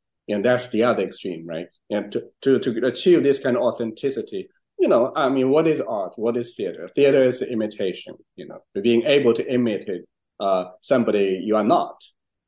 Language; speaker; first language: English; non-native, fluent; Chinese